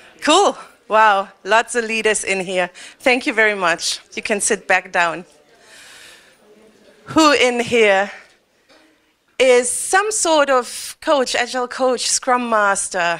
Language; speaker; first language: English; non-native, fluent; German